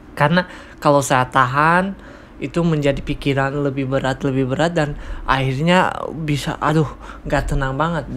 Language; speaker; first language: Indonesian; non-native, fluent; Tajik